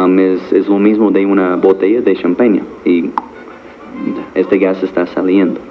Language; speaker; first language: Spanish; non-native, learner; English